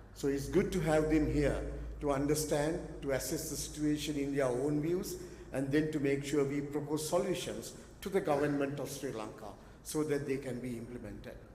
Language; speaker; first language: English; non-native, local second language; Sinhala